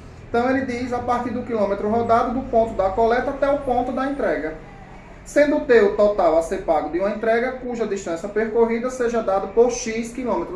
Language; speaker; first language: Portuguese; native; Portuguese